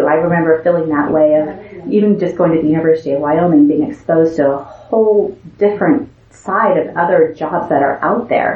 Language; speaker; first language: English; native; English